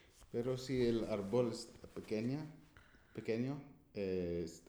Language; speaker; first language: Spanish; non-native, learner; English